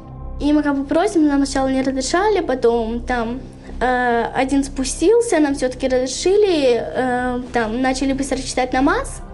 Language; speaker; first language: Russian; native; Russian